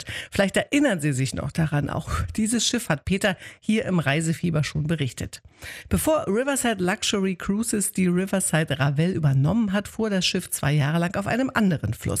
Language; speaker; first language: German; native; German